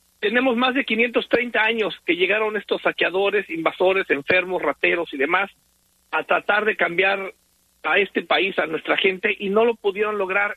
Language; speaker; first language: Spanish; native; Spanish